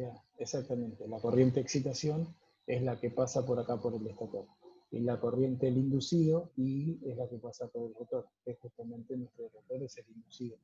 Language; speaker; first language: Spanish; native; Spanish